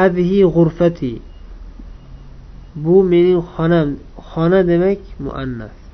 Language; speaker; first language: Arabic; non-native, fluent; Uzbek